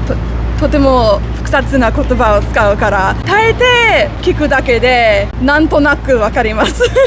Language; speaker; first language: Japanese; non-native, learner; English